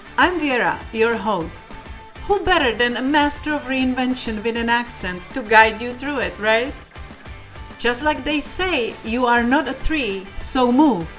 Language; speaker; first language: English; non-native, fluent; Czech